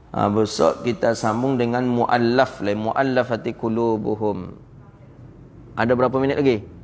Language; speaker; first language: Malay; non-native, local second language; Minangkabau